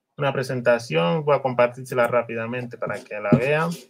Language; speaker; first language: Spanish; non-native, local second language; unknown